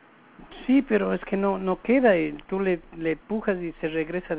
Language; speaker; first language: Spanish; native; Spanish